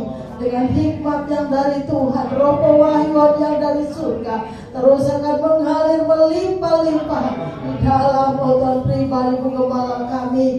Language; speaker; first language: Indonesian; native; Indonesian